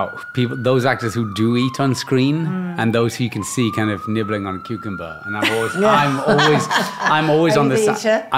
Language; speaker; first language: English; native; English